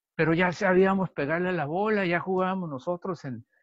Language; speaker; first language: Spanish; native; Spanish